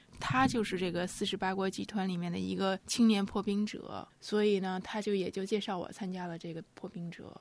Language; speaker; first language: Chinese; native; Chinese